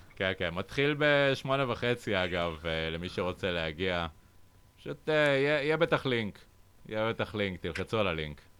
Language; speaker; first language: Hebrew; early bilingual, other home language; Russian